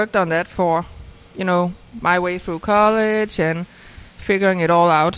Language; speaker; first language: English; non-native, fluent; Danish